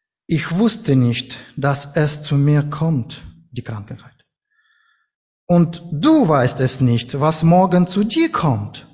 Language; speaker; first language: German; non-native, learner; Ukrainian